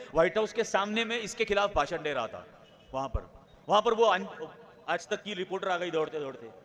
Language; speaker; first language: Hindi; non-native, local second language; Marathi